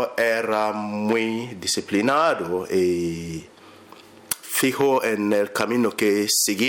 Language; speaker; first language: Spanish; non-native, learner; English